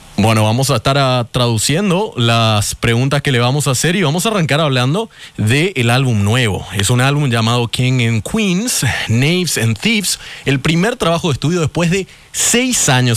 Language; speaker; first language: Spanish; native; Spanish